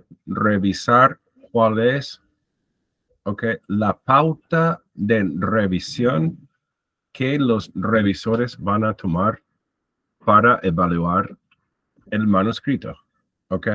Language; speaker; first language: Spanish; non-native, fluent; English